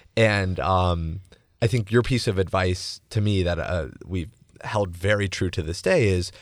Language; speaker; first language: English; native; English